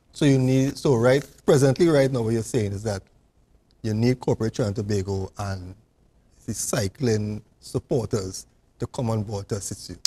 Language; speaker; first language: English; native; English